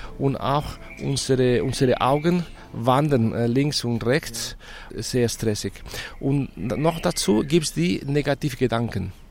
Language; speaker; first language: German; non-native, fluent; Spanish